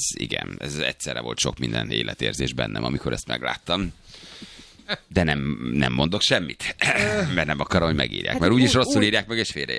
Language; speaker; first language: Hungarian; native; Hungarian